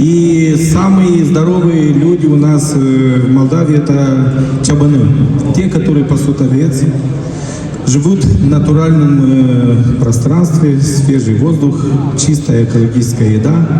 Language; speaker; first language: Russian; non-native, local second language; Romanian